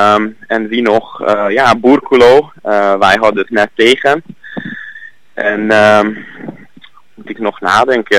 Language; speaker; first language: Dutch; non-native, learner; Hungarian